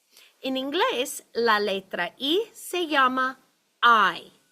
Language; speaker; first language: Spanish; non-native, fluent; English